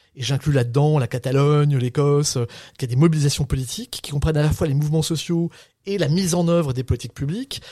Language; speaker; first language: French; native; French